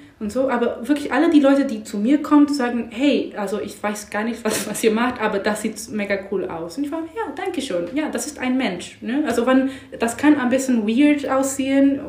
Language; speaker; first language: German; non-native, learner; English